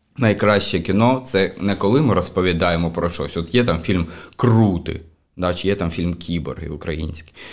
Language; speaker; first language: Ukrainian; non-native, local second language; Russian